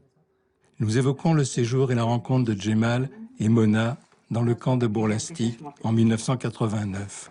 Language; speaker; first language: French; native; French